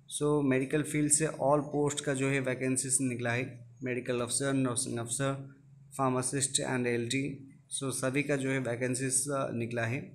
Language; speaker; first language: Hindi; non-native, local second language; Odia